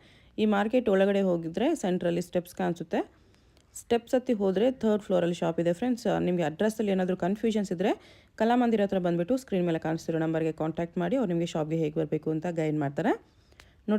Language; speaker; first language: Kannada; native; Kannada